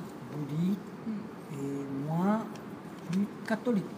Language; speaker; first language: French; non-native, learner; Chinese